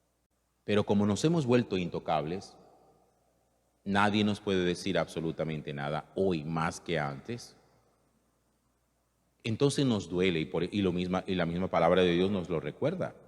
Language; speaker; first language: Spanish; native; Spanish